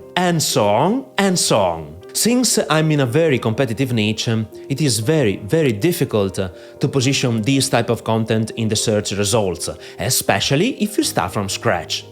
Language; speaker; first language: English; non-native, fluent; Italian